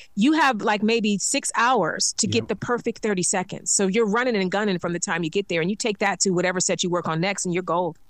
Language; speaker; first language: English; native; English